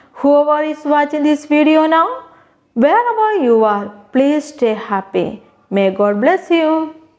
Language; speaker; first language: English; non-native, local second language; Malayalam